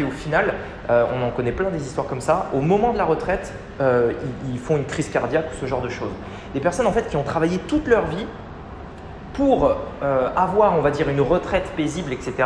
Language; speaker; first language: French; native; French